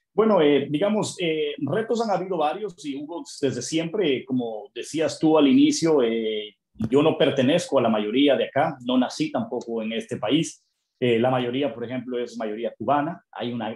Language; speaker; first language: Spanish; native; Spanish